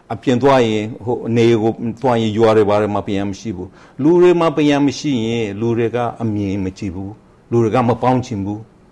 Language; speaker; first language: Burmese; non-native, local second language; Rohingya